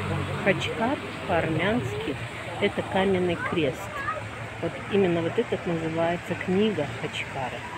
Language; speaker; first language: Russian; native; Russian